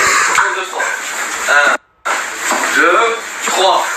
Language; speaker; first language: French; native; French